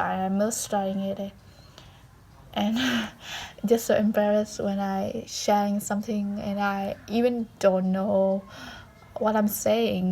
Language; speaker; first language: English; non-native, learner; Vietnamese